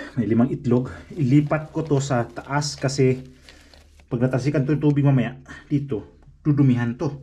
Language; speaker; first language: Filipino; native; Filipino